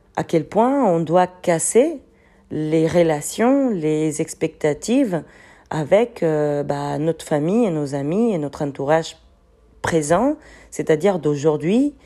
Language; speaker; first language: French; non-native, fluent; Spanish